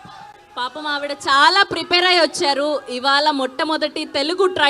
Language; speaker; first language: Telugu; native; Telugu